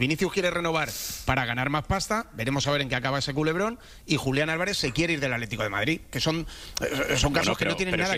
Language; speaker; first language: Spanish; native; Spanish